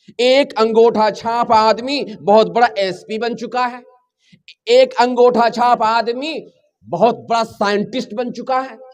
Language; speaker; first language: Urdu; native; Urdu